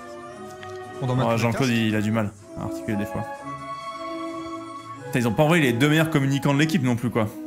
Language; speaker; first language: French; native; French